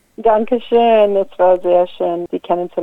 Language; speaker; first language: German; non-native, fluent; English